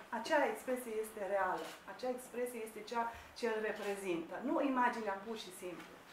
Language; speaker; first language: Romanian; native; Romanian